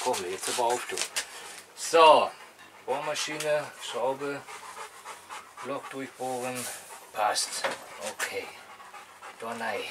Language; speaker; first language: German; native; German